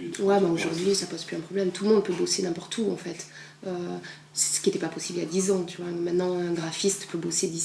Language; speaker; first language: French; native; French